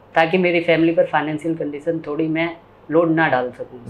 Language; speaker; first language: Hindi; native; Hindi